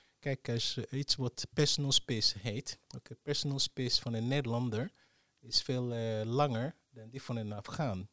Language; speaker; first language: Dutch; non-native, fluent; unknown